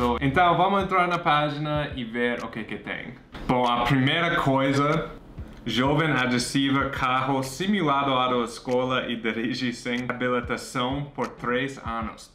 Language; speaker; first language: Portuguese; non-native, fluent; English